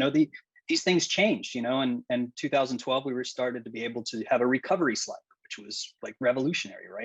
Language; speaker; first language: English; native; English